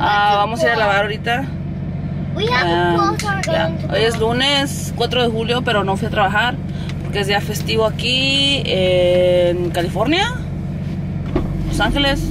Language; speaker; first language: Spanish; early bilingual, heritage; Spanish